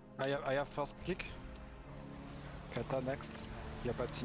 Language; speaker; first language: English; non-native, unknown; French